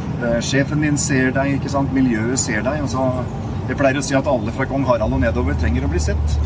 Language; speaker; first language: Norwegian; native; Norwegian